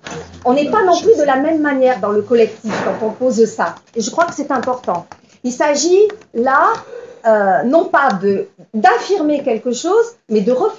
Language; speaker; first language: French; native; French